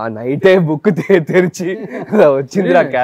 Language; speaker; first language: Telugu; non-native, learner; Tamil